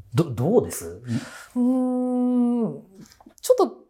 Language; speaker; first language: Japanese; native; Japanese